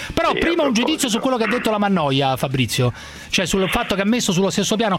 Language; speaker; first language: Italian; native; Italian